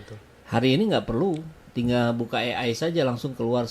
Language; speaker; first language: Indonesian; native; Indonesian